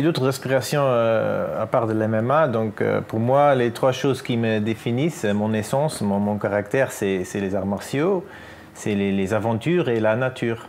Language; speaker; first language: French; non-native, local second language; Luxembourgish